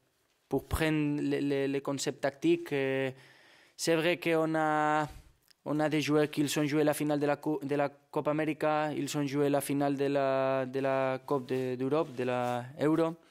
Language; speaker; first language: French; non-native, fluent; Spanish